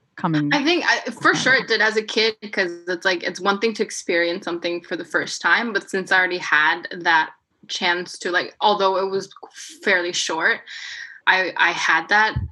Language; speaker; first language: English; non-native, fluent; Korean